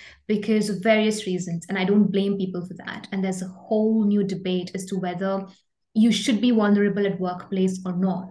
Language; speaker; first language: English; non-native, local second language; Hindi